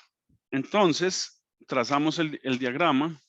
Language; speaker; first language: Spanish; native; Spanish